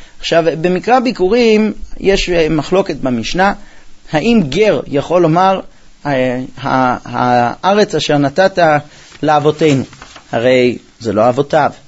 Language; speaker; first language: Hebrew; early bilingual, heritage; Hebrew